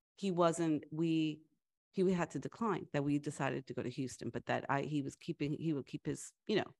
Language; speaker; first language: English; early bilingual, other home language; Spanish